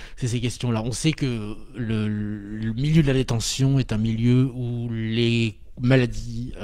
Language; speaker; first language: French; native; French